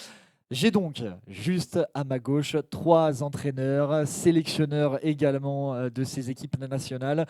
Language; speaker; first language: French; native; French